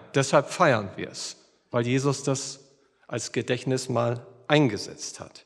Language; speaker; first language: German; native; German